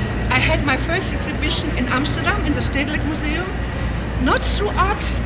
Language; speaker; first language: English; non-native, fluent; German